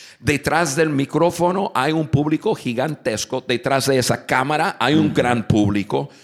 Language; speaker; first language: Spanish; non-native, fluent; English